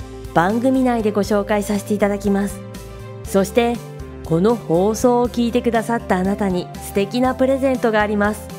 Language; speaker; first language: Japanese; native; Japanese